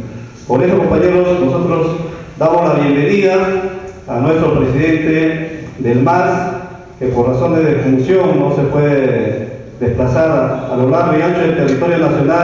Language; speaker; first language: Spanish; native; Spanish